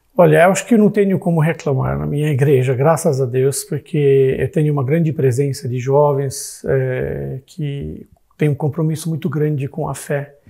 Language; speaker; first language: Portuguese; non-native, fluent; Arabic